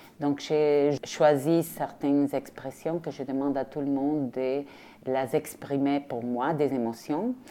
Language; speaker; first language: French; non-native, fluent; Spanish